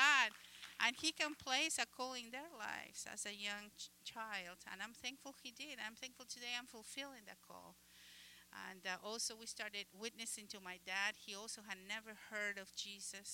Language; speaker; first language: English; non-native, fluent; Spanish